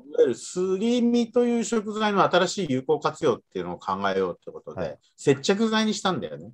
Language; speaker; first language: Japanese; native; Japanese